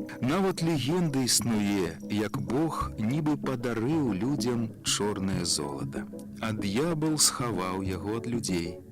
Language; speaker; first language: Belarusian; native; Belarusian